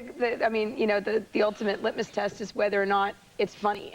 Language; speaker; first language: English; native; English